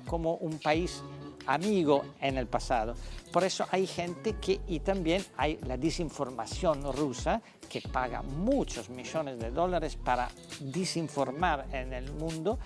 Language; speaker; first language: Spanish; non-native, fluent; Italian